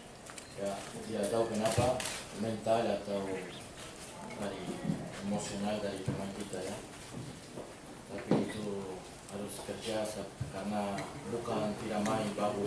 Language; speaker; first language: Indonesian; non-native, learner; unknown